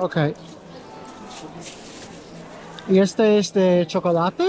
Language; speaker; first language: Spanish; non-native, learner; English